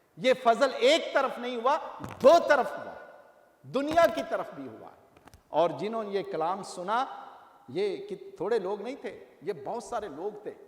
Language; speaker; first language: Urdu; non-native, local second language; Punjabi